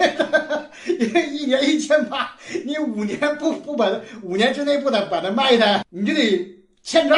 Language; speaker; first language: Chinese; native; Chinese